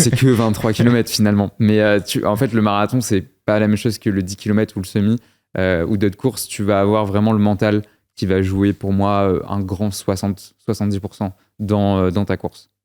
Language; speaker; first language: French; native; French